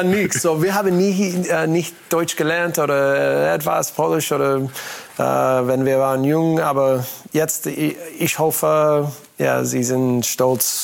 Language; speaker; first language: German; non-native, learner; English